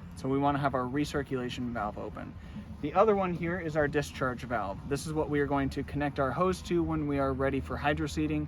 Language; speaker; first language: English; native; English